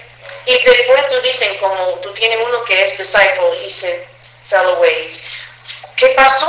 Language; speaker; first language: Spanish; early bilingual, heritage; English